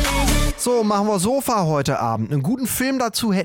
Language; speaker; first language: German; native; German